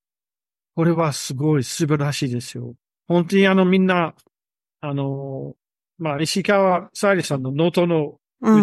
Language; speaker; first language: Japanese; non-native, learner; English